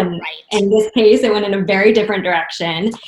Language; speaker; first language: English; native; English